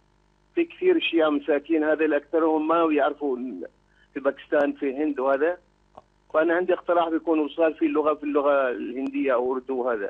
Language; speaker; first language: Arabic; non-native, learner; Urdu